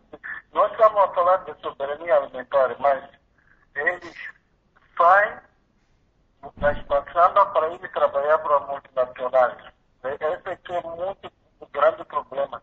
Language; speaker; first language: Spanish; non-native, learner; Portuguese